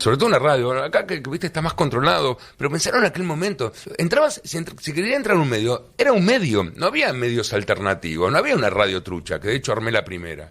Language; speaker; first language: Spanish; native; Spanish